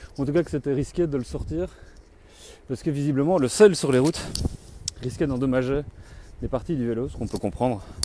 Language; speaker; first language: French; native; French